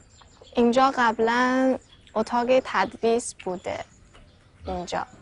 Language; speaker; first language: Persian; non-native, fluent; Chinese